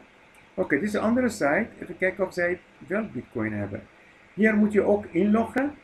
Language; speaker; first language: Dutch; non-native, fluent; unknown